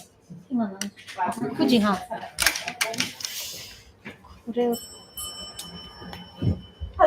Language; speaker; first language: Japanese; non-native, learner; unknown